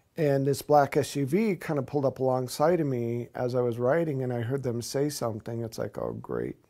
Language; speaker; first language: English; native; English